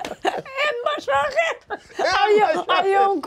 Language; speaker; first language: Hebrew; non-native, fluent; Tajik